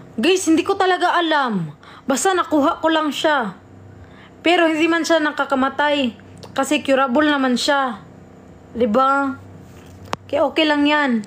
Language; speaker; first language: Filipino; non-native, local second language; Cebuano